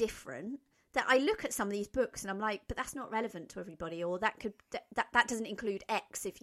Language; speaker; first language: English; native; English